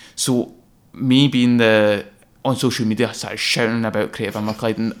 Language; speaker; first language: English; native; English